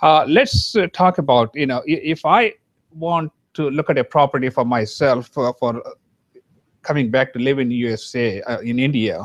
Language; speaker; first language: English; non-native, local second language; Kannada